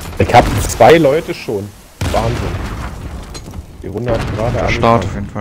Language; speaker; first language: German; native; German